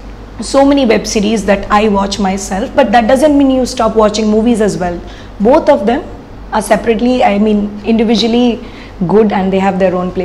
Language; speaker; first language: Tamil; non-native, fluent; Odia